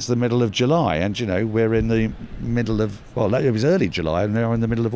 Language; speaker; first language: English; native; English